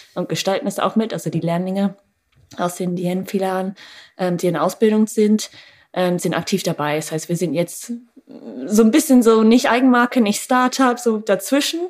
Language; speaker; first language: German; non-native, fluent; English